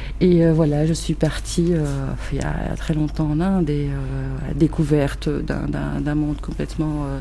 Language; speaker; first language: French; early bilingual, other home language; Arabic